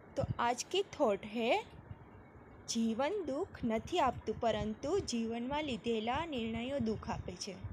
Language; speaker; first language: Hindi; non-native, local second language; Gujarati